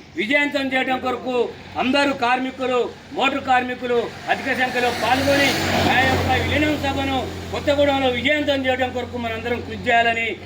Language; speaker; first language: Telugu; native; Telugu